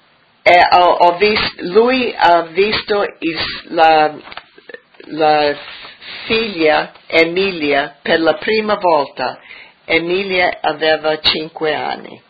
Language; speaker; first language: Italian; early bilingual, heritage; English